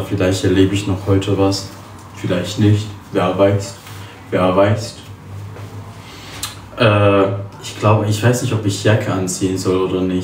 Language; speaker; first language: German; early bilingual, other home language; Polish